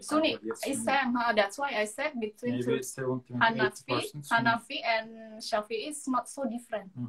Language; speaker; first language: English; non-native, learner; Indonesian